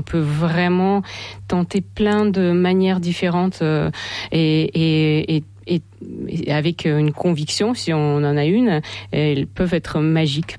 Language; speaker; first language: French; non-native, fluent; Ukrainian